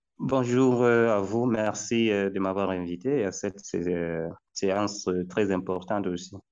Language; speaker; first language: French; non-native, local second language; Hausa